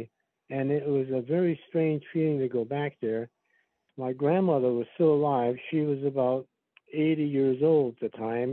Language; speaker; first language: English; early bilingual, other home language; Slovak